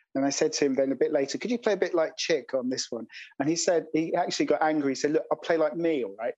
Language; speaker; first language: English; native; English